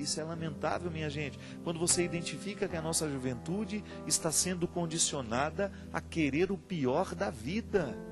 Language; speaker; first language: Portuguese; native; Portuguese